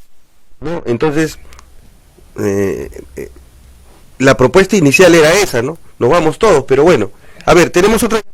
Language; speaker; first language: Spanish; native; Spanish